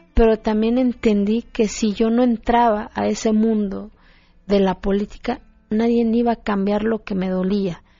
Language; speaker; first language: Spanish; non-native, local second language; Zapotec